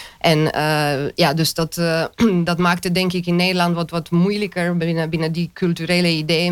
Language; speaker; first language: Dutch; non-native, fluent; Romanian